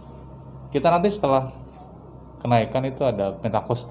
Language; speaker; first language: Indonesian; native; Indonesian